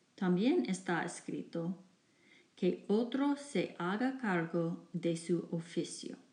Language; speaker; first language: Spanish; non-native, fluent; English